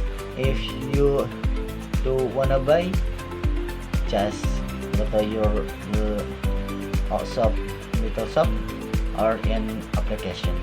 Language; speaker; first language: English; non-native, learner; Indonesian